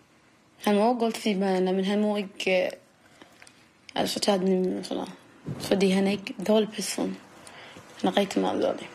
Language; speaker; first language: Danish; non-native, learner; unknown